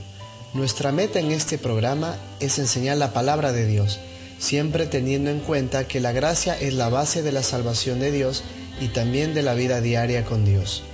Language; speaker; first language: Spanish; native; Spanish